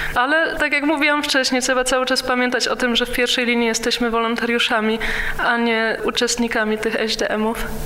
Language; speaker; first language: Polish; early bilingual, heritage; Polish